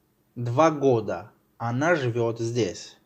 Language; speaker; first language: Russian; non-native, fluent; Tajik